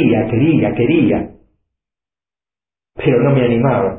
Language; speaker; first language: Spanish; native; Spanish